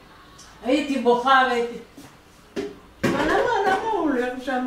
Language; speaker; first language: Hebrew; non-native, fluent; Arabic